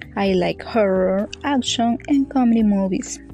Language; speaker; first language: English; non-native, learner; Spanish